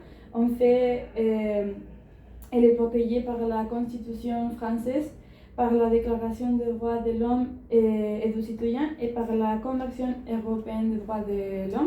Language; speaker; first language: French; non-native, learner; Spanish